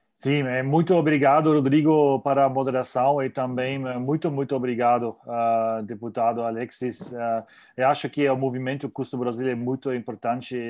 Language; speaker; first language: Portuguese; non-native, learner; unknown